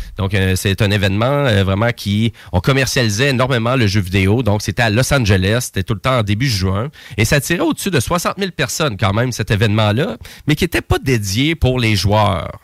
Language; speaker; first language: French; native; French